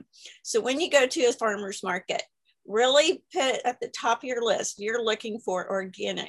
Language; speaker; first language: English; native; English